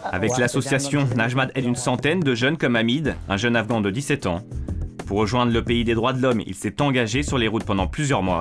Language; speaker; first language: French; native; French